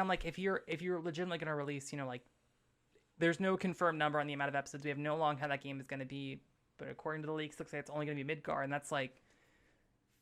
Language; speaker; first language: English; native; English